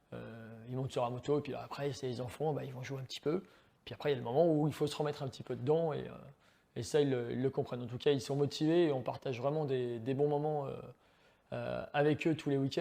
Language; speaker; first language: French; native; French